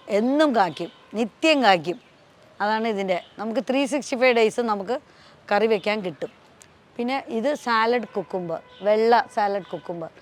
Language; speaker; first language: Malayalam; non-native, local second language; Tamil